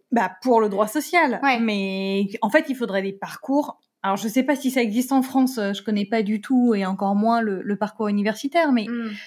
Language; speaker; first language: French; native; French